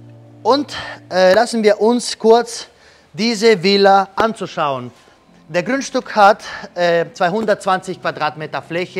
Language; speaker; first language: German; non-native, learner; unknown